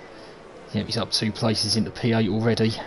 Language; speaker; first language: English; native; English